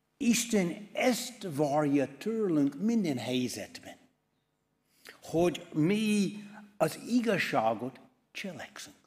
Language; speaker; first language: Hungarian; non-native, fluent; English